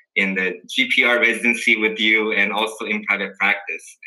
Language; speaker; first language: English; early bilingual, other home language; Korean